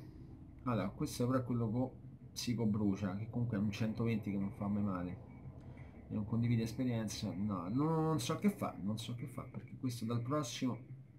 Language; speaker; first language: Italian; native; Italian